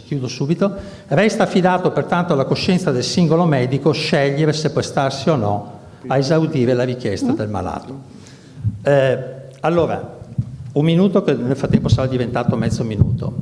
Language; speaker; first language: Italian; native; Italian